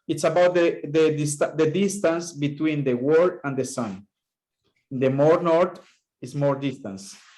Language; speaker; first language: English; non-native, learner; Spanish